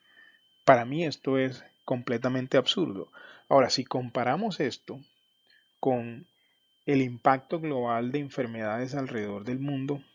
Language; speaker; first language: Spanish; native; Spanish